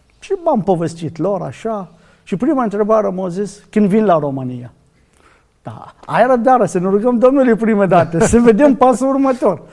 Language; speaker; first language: Romanian; non-native, learner; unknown